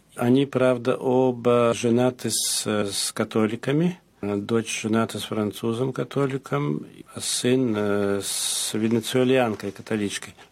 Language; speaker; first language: Russian; early bilingual, heritage; Russian